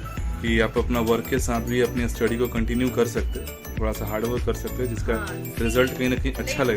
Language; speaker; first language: Hindi; native; Hindi